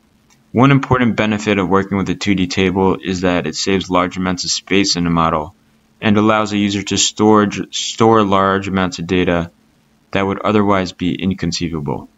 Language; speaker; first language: English; native; English